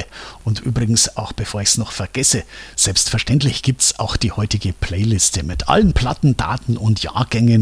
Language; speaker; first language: German; native; German